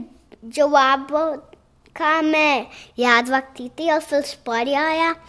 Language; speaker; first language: Hindi; early bilingual, heritage; Hindi